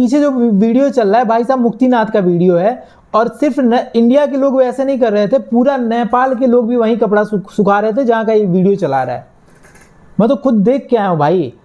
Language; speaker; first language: Hindi; native; Hindi